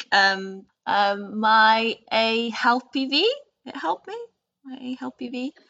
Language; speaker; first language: Welsh; non-native, learner; English